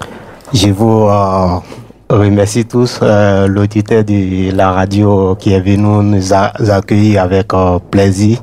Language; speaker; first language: French; non-native, learner; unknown